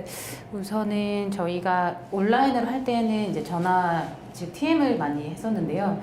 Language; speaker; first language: Korean; native; Korean